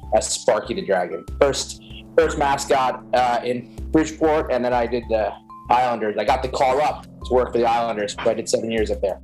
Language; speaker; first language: English; native; English